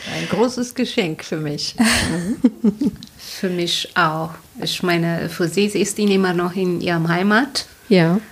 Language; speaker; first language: German; non-native, learner; Tigrinya